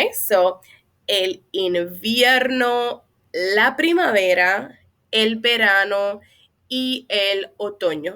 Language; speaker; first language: Spanish; non-native, fluent; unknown